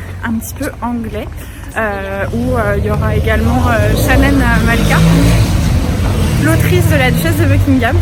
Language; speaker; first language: French; native; French